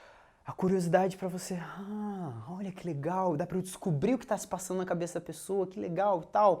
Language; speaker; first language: Portuguese; native; Portuguese